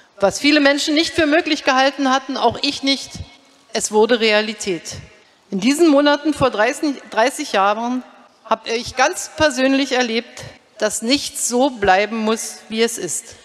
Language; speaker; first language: German; native; German